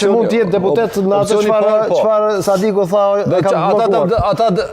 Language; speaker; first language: Albanian; native; Albanian